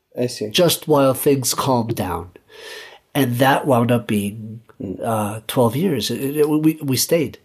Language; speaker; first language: English; early bilingual, other home language; Spanish